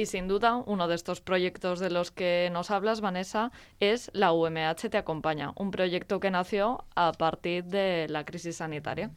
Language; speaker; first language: Spanish; native; Spanish